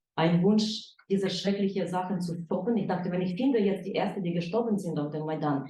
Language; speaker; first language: German; non-native, fluent; Ukrainian